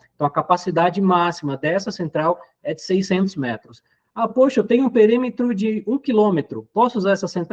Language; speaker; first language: Portuguese; native; Portuguese